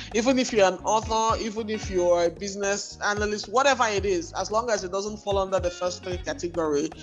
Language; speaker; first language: English; non-native, local second language; Igbo